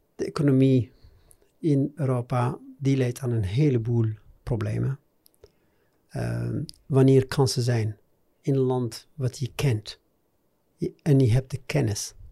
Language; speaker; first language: Dutch; non-native, fluent; Arabic